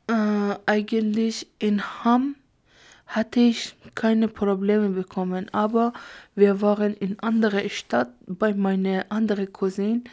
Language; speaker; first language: German; non-native, learner; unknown